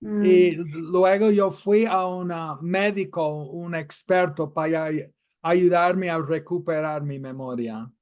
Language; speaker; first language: Spanish; non-native, fluent; English